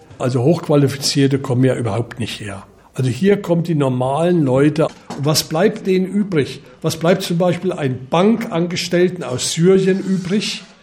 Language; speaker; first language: German; native; German